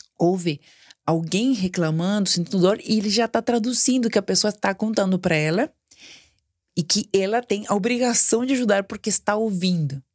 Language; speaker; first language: Portuguese; non-native, fluent; Spanish